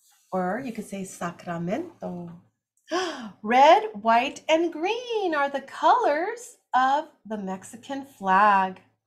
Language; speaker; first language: English; native; English